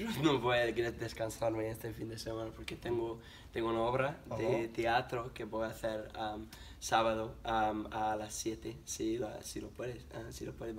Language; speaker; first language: Spanish; non-native, learner; English